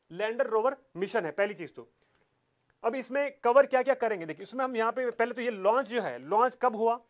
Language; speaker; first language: Hindi; native; Hindi